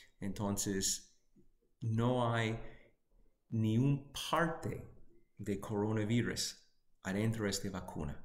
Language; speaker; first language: Spanish; non-native, fluent; English